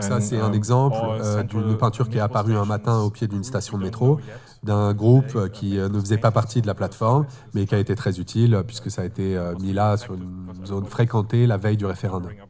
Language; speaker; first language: French; native; French